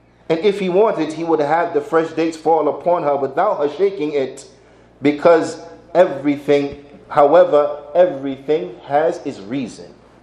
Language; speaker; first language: English; native; English